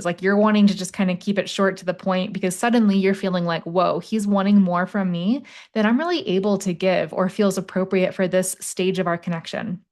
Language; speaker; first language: English; native; English